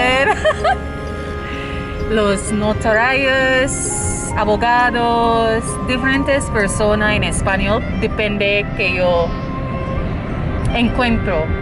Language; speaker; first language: Spanish; non-native, learner; English